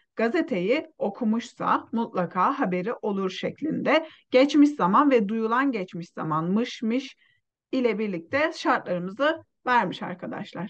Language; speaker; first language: Turkish; non-native, fluent; Uyghur